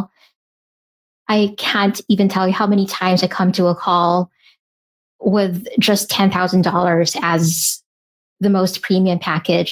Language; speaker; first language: English; non-native, local second language; Filipino